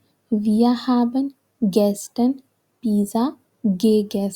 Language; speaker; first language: German; non-native, fluent; Urdu